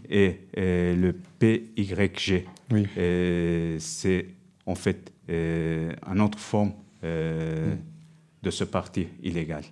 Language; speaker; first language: French; non-native, fluent; Turkish